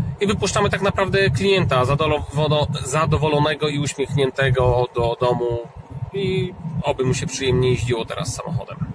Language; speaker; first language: Polish; native; Polish